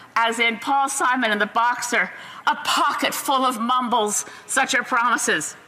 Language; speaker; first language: English; native; English